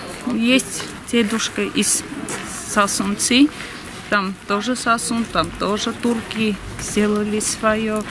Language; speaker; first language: Russian; non-native, local second language; Armenian